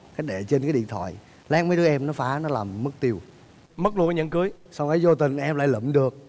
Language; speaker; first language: Vietnamese; native; Vietnamese